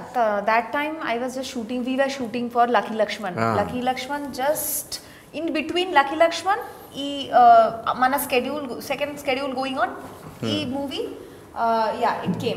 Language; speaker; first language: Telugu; non-native, local second language; Bangla